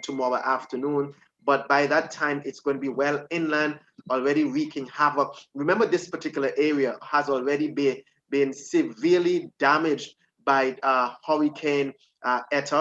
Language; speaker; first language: English; native; English